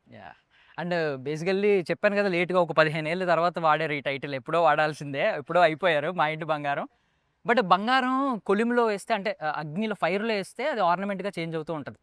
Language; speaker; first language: Telugu; native; Telugu